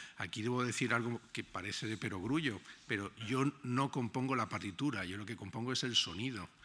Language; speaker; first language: Spanish; native; Spanish